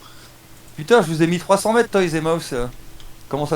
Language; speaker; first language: French; native; French